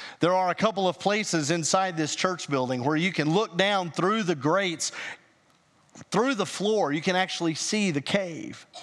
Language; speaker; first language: English; native; English